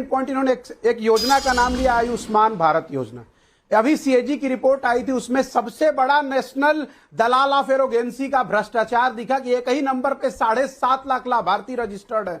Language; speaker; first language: Hindi; native; Hindi